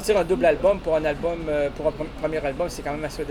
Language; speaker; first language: French; native; French